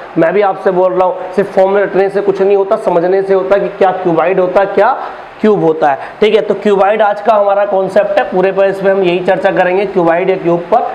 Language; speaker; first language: Hindi; native; Hindi